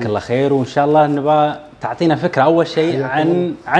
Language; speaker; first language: Arabic; native; Arabic